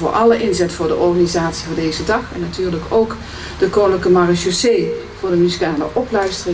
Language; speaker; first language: Dutch; native; Dutch